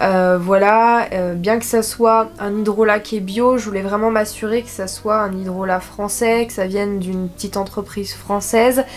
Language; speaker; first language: French; native; French